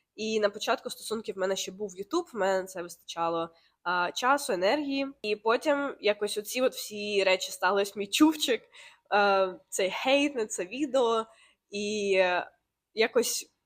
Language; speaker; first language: Ukrainian; native; Ukrainian